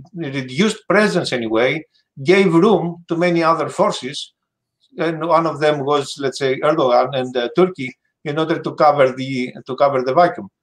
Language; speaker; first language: English; non-native, fluent; Greek